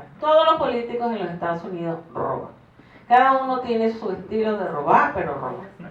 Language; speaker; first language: Spanish; native; Spanish